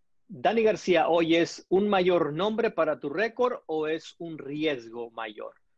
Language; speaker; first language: Spanish; native; Spanish